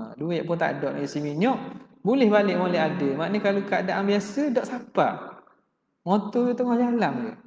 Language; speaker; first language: Malay; native; Malay